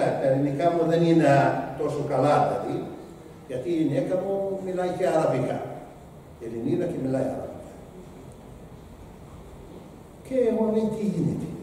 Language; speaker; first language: Greek; non-native, learner; Arabic